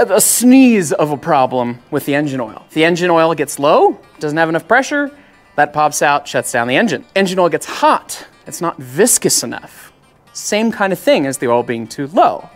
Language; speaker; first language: English; native; English